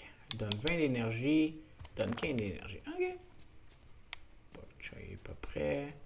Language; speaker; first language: French; native; French